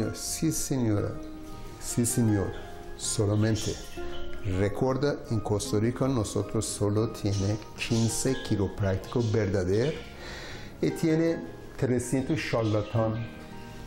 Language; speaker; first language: Spanish; non-native, learner; Persian